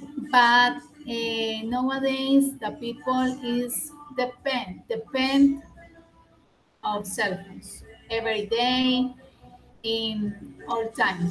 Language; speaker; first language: English; non-native, learner; Spanish